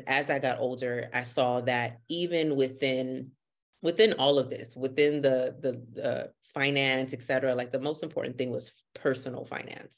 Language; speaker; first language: English; early bilingual, other home language; Haitian Creole